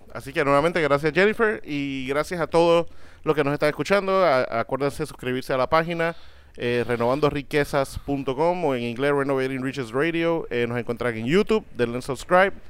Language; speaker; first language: Spanish; native; Spanish